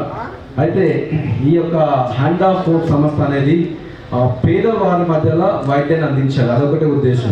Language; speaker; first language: Telugu; native; Telugu